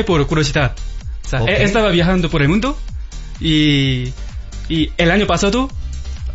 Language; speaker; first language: Spanish; non-native, learner; Korean